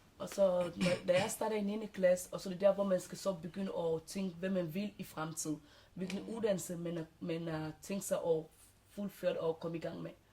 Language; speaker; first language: Danish; early bilingual, other home language; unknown